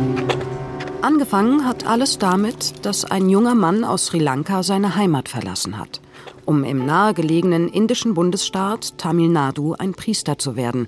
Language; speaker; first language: German; native; German